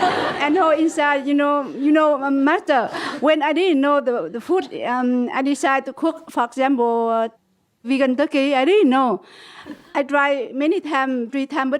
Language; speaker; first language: English; non-native, learner; Vietnamese